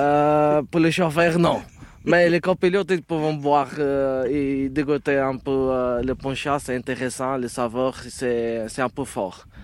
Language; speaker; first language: French; non-native, learner; Portuguese